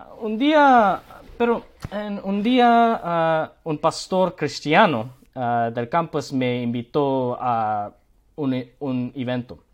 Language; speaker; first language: Spanish; non-native, learner; Korean